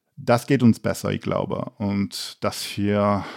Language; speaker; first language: German; non-native, fluent; English